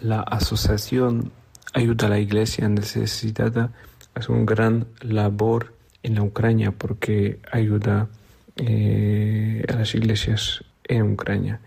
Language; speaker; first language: Spanish; non-native, fluent; Polish